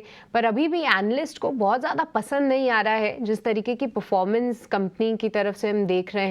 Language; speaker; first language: Hindi; native; Hindi